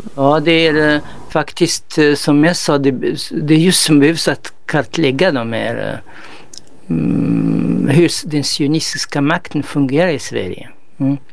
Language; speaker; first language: Swedish; non-native, fluent; Arabic